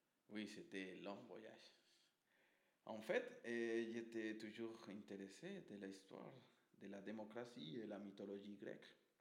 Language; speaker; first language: French; non-native, fluent; Spanish